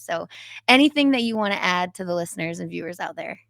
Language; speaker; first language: English; native; English